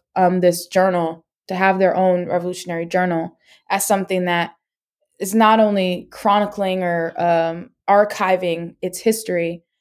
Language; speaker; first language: English; native; English